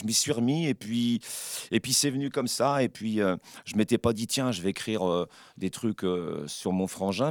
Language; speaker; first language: French; native; French